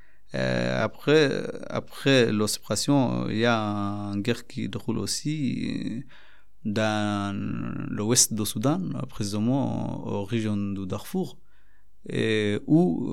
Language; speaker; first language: French; non-native, learner; Arabic